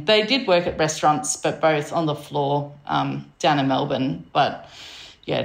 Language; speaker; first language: English; native; English